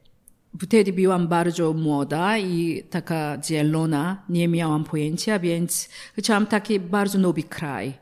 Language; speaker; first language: Polish; non-native, learner; Korean